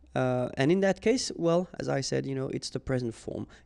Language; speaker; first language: English; non-native, fluent; French